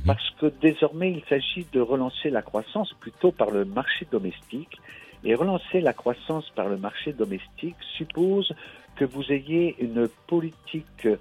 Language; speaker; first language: French; native; French